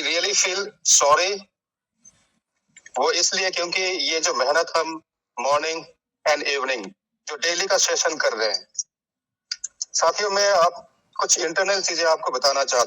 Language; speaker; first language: Hindi; native; Hindi